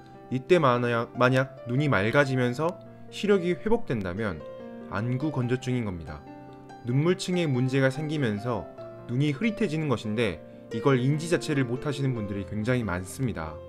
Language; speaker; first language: Korean; native; Korean